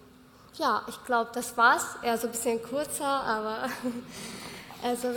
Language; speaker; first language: German; non-native, fluent; Georgian